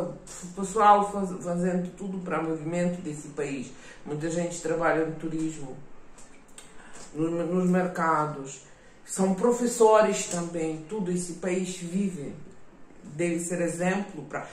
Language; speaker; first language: Portuguese; non-native, fluent; Ukrainian